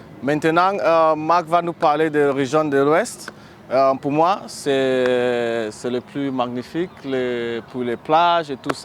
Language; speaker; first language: French; non-native, fluent; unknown